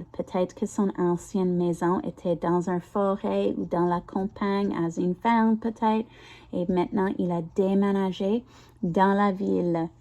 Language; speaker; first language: French; non-native, learner; English